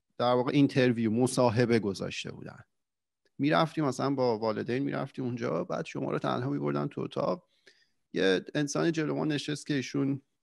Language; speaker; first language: Persian; native; Persian